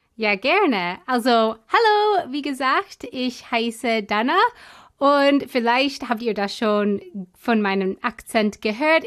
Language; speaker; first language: German; non-native, fluent; English